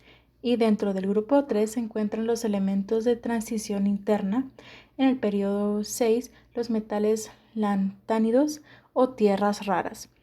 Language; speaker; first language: Spanish; native; Spanish